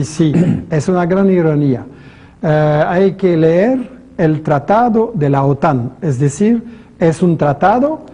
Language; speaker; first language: Spanish; non-native, fluent; French